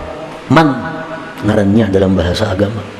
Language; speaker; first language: Indonesian; non-native, local second language; Banjar